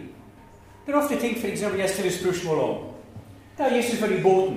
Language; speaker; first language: Swedish; non-native, fluent; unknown